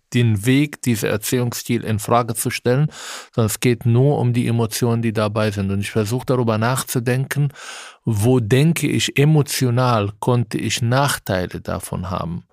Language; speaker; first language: German; non-native, fluent; Arabic